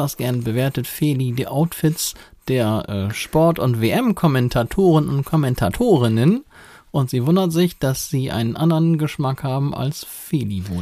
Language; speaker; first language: German; native; German